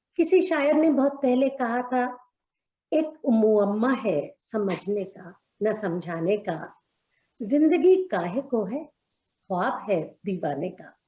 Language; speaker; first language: Hindi; native; Hindi